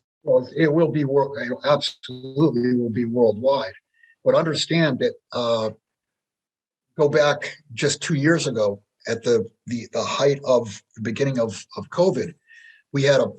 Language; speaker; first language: English; native; English